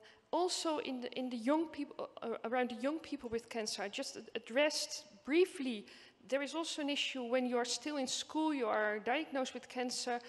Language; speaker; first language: English; non-native, fluent; Dutch